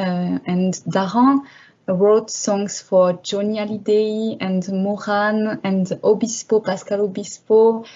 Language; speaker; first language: English; non-native, learner; French